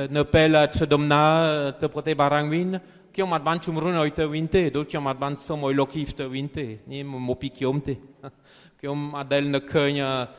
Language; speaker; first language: Khmer; non-native, fluent; French